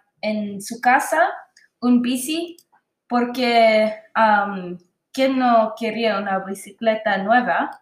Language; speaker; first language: Spanish; non-native, learner; English